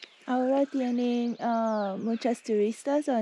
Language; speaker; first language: Spanish; non-native, learner; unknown